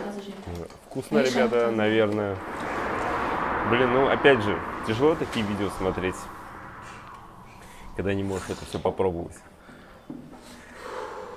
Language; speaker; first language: Russian; native; Russian